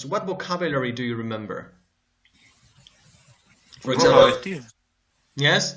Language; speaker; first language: English; non-native, fluent; Spanish